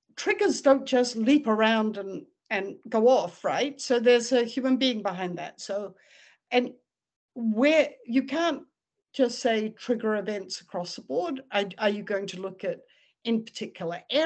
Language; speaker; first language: English; native; English